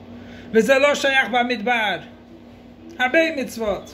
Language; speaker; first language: Hebrew; non-native, fluent; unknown